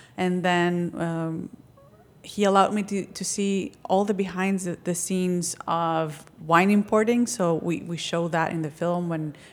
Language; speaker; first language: English; non-native, fluent; Greek